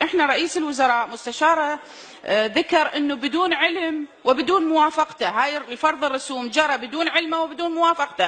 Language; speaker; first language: Arabic; native; Arabic